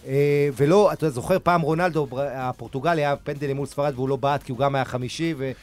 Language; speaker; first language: Hebrew; early bilingual, other home language; Spanish